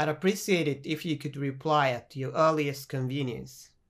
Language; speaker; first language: English; non-native, fluent; Japanese